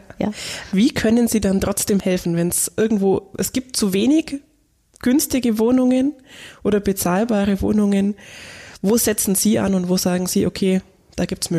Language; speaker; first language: German; native; German